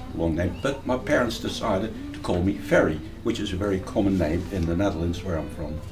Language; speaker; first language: English; non-native, fluent; Dutch